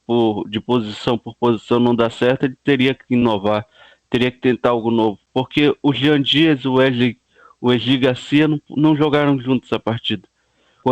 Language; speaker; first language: Portuguese; native; Portuguese